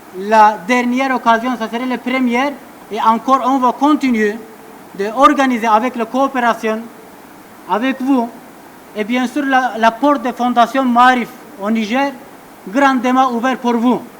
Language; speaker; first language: French; non-native, learner; Turkish